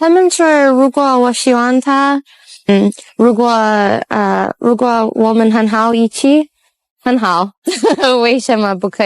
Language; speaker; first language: Chinese; non-native, learner; English